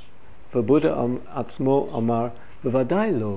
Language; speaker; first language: Hebrew; non-native, fluent; English